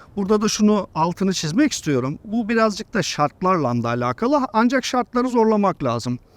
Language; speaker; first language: Turkish; native; Turkish